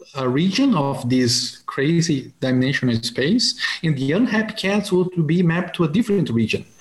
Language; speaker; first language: English; non-native, fluent; Portuguese